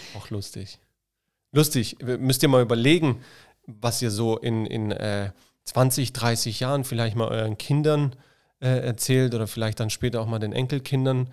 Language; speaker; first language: German; native; German